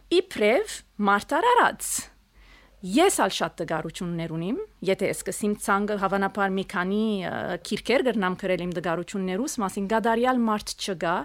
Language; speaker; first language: Armenian; early bilingual, heritage; Armenian